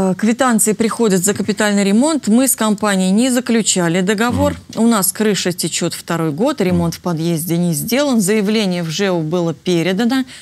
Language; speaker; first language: Russian; native; Russian